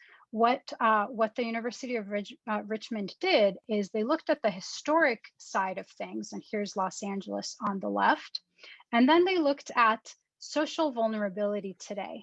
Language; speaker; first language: English; native; English